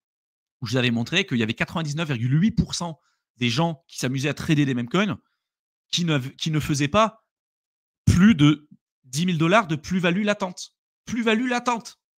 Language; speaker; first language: French; native; French